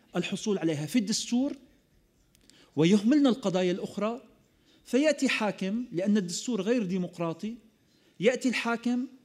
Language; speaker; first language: Arabic; native; Arabic